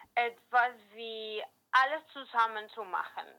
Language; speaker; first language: German; non-native, learner; Spanish